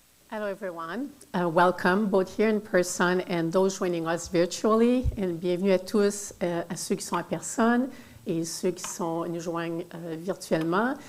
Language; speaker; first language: French; native; French